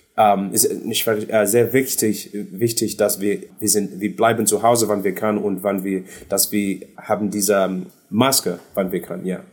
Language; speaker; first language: German; non-native, learner; English